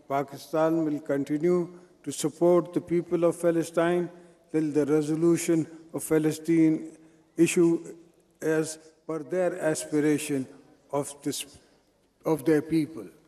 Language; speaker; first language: English; non-native, local second language; Sindhi